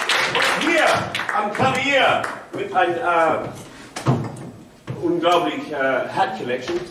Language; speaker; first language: German; non-native, learner; English